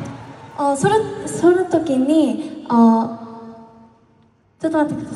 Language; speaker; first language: Japanese; non-native, learner; Korean